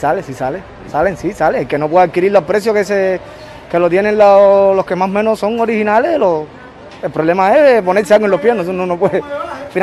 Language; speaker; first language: Spanish; native; Spanish